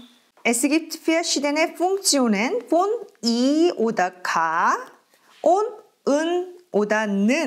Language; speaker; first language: German; non-native, fluent; Korean